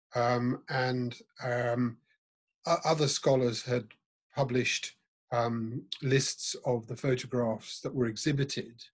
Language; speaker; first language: English; native; English